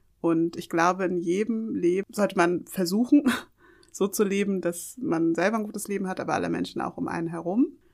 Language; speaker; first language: German; early bilingual, other home language; Yoruba